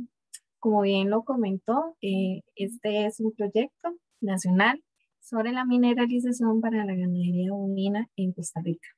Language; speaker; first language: Spanish; native; Spanish